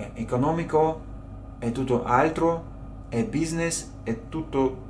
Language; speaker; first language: Italian; non-native, learner; Russian